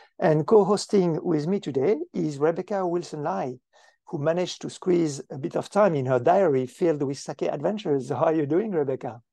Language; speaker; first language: English; non-native, fluent; French